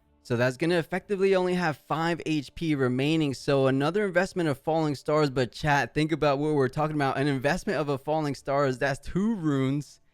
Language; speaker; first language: English; native; English